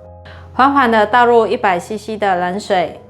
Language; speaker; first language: Chinese; native; Chinese